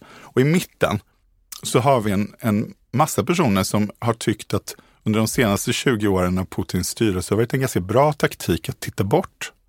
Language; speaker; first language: Swedish; native; Swedish